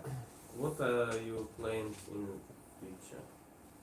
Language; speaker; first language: English; non-native, learner; Russian